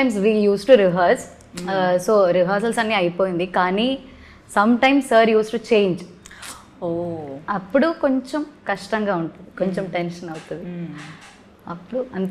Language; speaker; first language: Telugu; non-native, learner; Malayalam